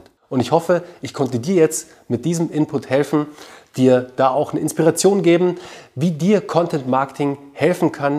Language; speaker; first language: German; native; German